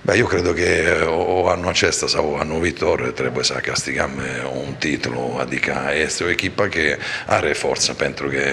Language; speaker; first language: Romanian; non-native, fluent; Italian